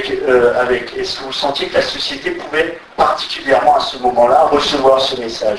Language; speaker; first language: French; native; French